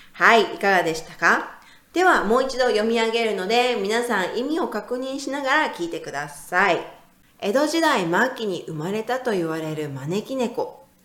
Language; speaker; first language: Japanese; native; Japanese